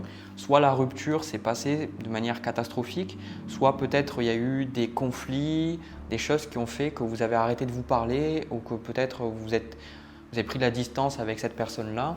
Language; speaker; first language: French; native; French